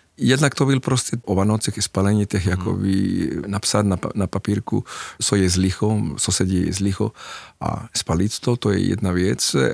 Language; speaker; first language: Czech; non-native, fluent; Spanish